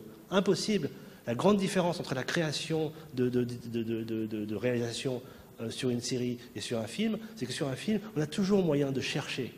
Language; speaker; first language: French; native; French